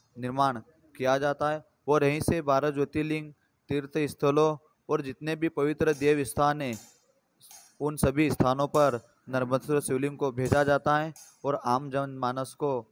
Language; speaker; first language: Hindi; native; Hindi